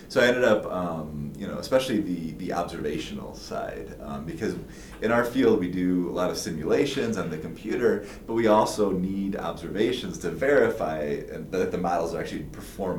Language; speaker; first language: English; native; English